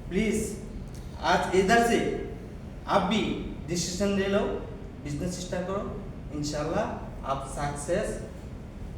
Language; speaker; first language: Hindi; non-native, fluent; Bangla